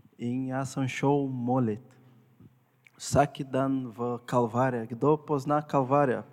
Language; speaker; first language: Slovenian; non-native, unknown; Portuguese